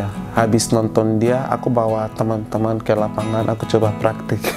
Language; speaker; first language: Indonesian; non-native, fluent; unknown